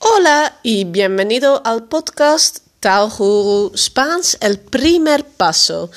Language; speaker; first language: Spanish; non-native, fluent; Dutch